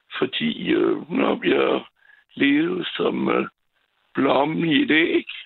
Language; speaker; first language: Danish; non-native, fluent; French